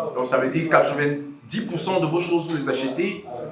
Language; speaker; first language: French; native; French